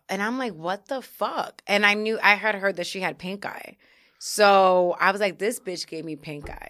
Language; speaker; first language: English; early bilingual, other home language; Spanish